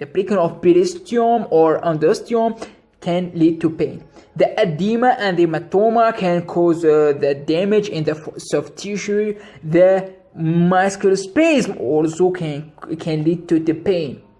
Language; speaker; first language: English; non-native, local second language; Arabic